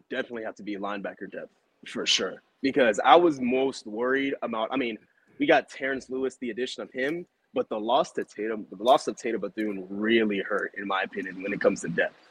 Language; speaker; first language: English; native; English